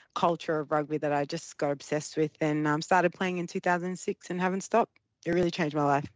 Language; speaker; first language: English; early bilingual, other home language; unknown